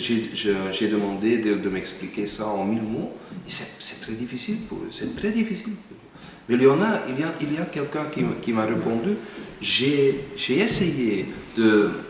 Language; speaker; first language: French; non-native, local second language; Dutch